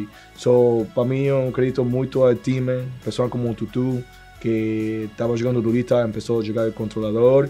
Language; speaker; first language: Portuguese; non-native, learner; Spanish